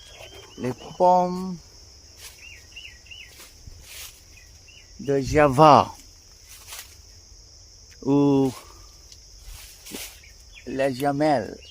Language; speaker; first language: French; non-native, fluent; Bangla